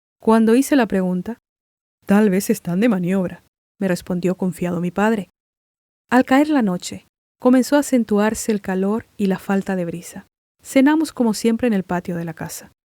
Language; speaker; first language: Spanish; non-native, local second language; Guarani